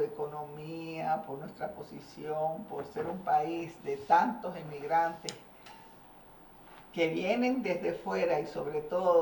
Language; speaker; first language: Spanish; native; Spanish